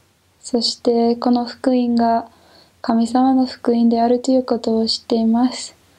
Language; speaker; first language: Japanese; non-native, fluent; English